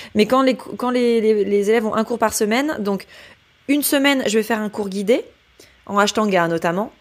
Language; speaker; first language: French; native; French